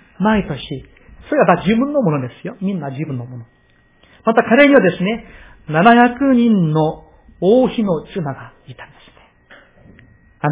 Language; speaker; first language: Japanese; non-native, fluent; Korean